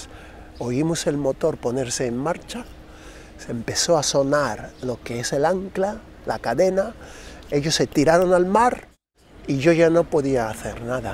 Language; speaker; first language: Spanish; non-native, fluent; Krio